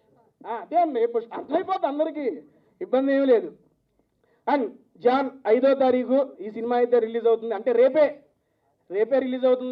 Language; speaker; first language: Telugu; native; Telugu